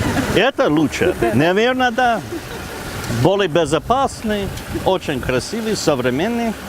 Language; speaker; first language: Russian; non-native, fluent; English